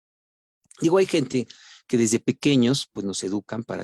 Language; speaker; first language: Spanish; native; Spanish